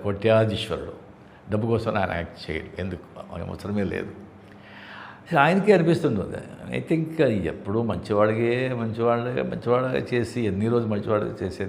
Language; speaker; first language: Telugu; non-native, local second language; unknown